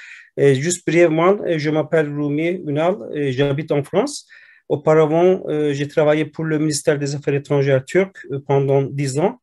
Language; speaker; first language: French; non-native, fluent; Turkish